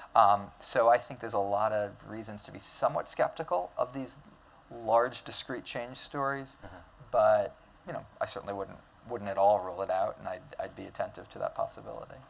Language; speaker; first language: English; native; English